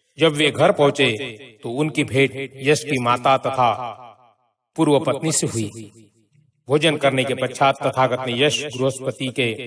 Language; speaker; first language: Hindi; non-native, local second language; Marathi